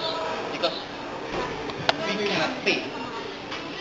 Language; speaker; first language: English; non-native, learner; Indonesian